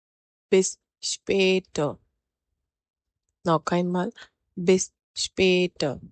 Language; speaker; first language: German; non-native, fluent; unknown